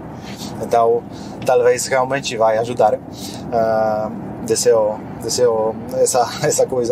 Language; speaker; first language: Portuguese; non-native, fluent; Polish